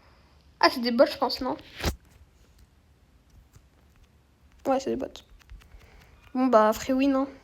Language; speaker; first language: French; native; French